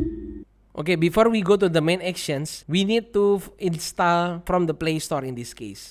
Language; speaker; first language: English; non-native, learner; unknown